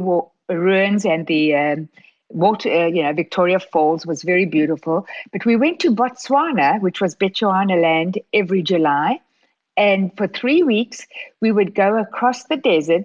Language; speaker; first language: English; native; English